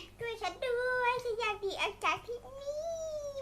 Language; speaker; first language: Thai; native; Thai